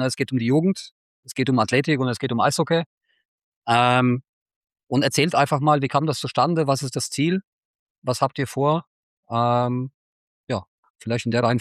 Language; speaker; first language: German; native; German